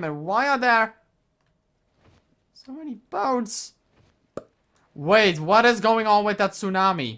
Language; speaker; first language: English; native; English